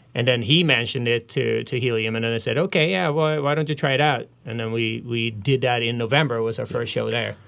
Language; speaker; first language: English; non-native, fluent; Swedish